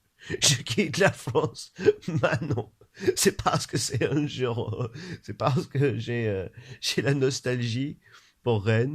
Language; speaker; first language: French; non-native, learner; English